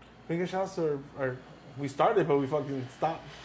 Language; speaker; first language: English; early bilingual, other home language; Spanish